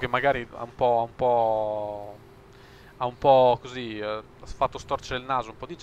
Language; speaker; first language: Italian; native; Italian